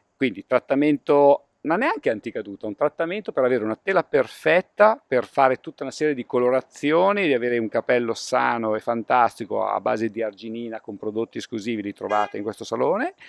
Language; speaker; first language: Italian; native; Italian